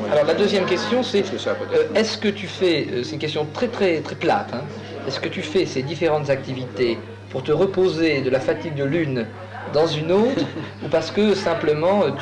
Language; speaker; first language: French; native; French